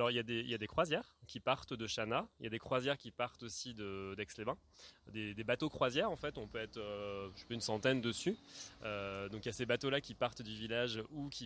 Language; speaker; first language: French; native; French